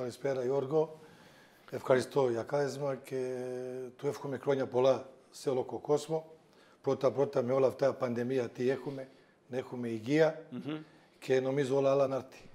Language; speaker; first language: Greek; non-native, fluent; Serbian